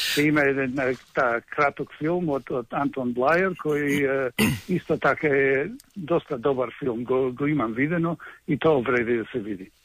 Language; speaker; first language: Macedonian; early bilingual, heritage; Macedonian